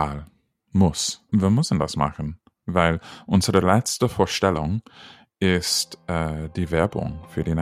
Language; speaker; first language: German; non-native, fluent; English